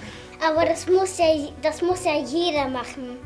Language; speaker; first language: German; early bilingual, other home language; Kurdish